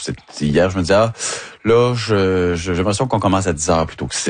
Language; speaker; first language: French; native; French